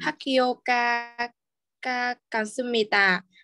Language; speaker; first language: Korean; non-native, learner; Vietnamese